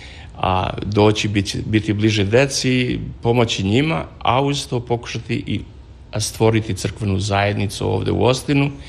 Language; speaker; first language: Serbian; native; Serbian